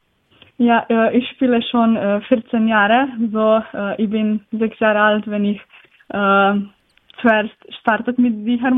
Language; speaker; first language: German; non-native, learner; Slovenian